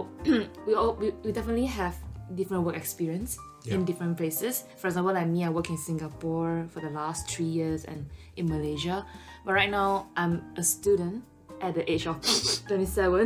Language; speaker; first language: English; non-native, local second language; Chinese